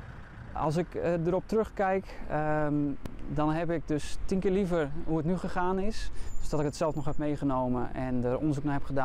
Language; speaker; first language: Dutch; native; Dutch